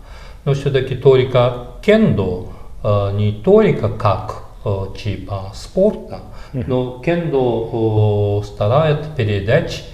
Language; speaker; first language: Russian; non-native, fluent; Japanese